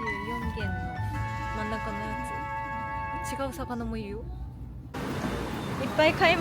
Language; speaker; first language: Japanese; native; Japanese